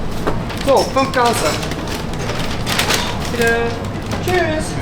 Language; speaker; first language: German; non-native, learner; Turkish